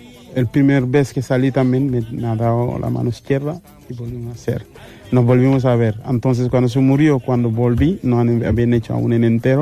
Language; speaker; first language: Spanish; non-native, fluent; Mandingo